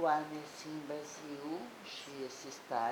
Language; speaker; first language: English; non-native, learner; Portuguese